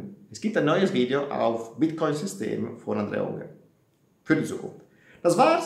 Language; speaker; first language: German; non-native, fluent; Italian